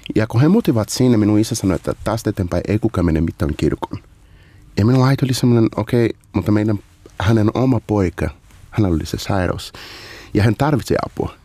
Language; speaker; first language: Finnish; non-native, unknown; Portuguese